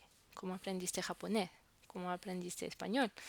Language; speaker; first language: Spanish; non-native, fluent; French